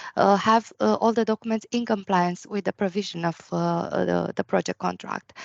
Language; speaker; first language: English; non-native, fluent; Romanian